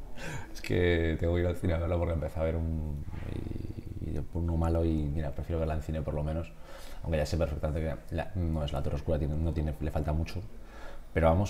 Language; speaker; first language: Spanish; native; Spanish